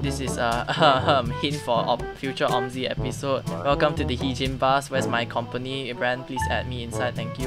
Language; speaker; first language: English; non-native, local second language; Korean